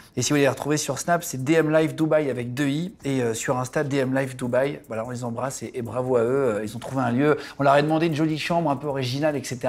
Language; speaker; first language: French; native; French